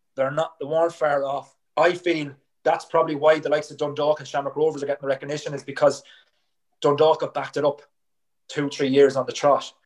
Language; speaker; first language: English; native; English